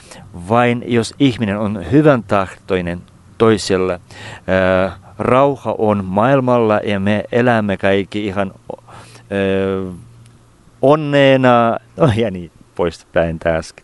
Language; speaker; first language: Finnish; non-native, fluent; Russian